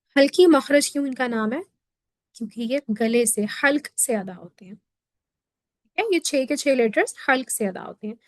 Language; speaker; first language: Urdu; native; Urdu